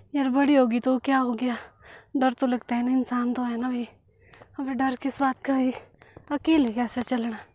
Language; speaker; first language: Hindi; native; Hindi